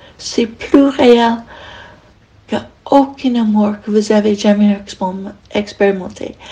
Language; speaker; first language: French; non-native, fluent; English